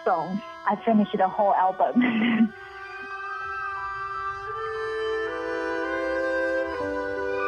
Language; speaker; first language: English; non-native, fluent; Chinese